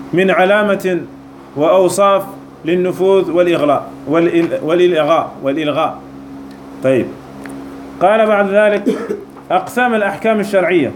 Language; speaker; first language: Arabic; non-native, fluent; French